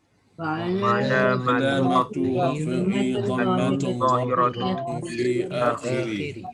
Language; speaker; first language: Arabic; non-native, learner; Malay